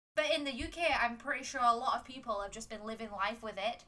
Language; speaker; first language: English; native; English